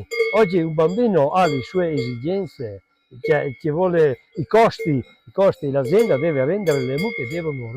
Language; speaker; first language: Italian; non-native, local second language; Venetian